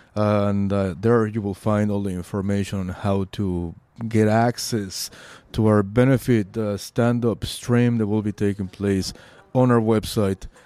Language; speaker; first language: English; non-native, fluent; Spanish